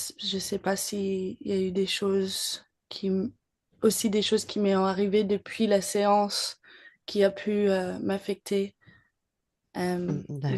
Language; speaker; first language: French; early bilingual, other home language; English